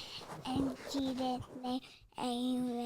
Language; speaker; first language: English; native; English